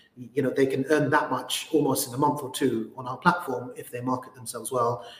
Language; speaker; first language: English; native; English